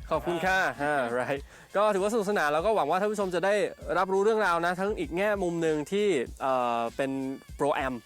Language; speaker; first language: Thai; native; Thai